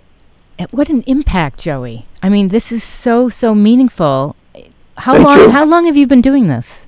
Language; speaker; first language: English; native; English